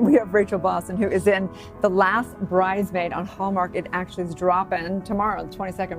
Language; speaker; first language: English; native; English